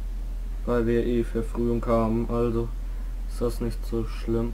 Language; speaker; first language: German; native; German